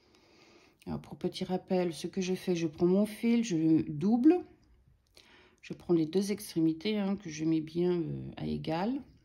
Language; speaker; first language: French; native; French